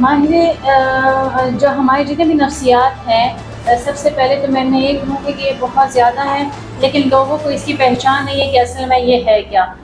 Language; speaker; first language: Urdu; non-native, local second language; Pashto